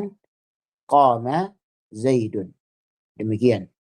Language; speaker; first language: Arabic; non-native, fluent; Indonesian